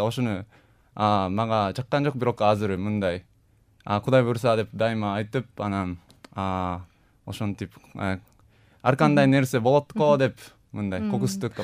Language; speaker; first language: Kyrgyz; non-native, fluent; Japanese